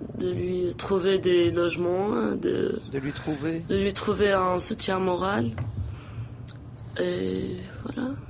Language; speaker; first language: French; non-native, local second language; Arabic